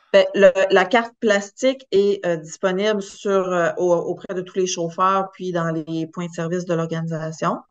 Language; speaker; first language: French; native; French